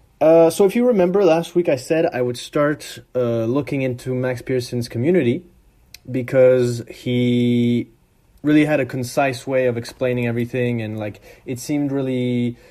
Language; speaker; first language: English; non-native, fluent; French